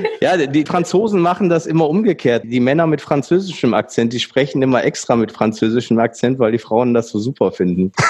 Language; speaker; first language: German; native; German